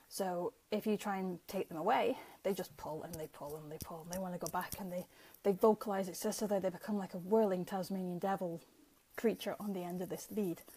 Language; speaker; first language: English; native; English